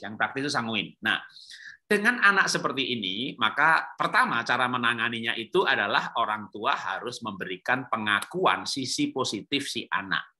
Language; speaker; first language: Indonesian; native; Indonesian